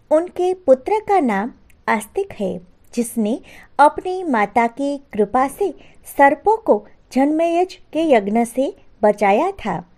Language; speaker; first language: Hindi; non-native, local second language; Gujarati